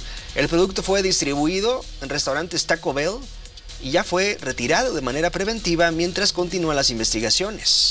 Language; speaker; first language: Spanish; native; Spanish